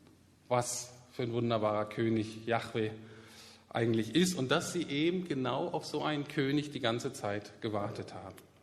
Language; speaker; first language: German; native; German